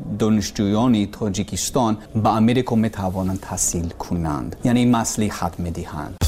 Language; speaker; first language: Persian; non-native, learner; English